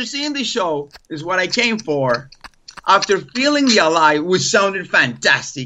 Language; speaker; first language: English; non-native, learner; Spanish